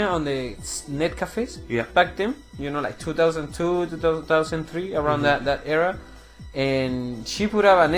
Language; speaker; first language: English; non-native, fluent; Spanish